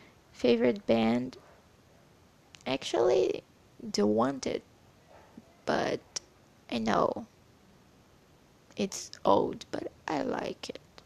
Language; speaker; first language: English; non-native, learner; Portuguese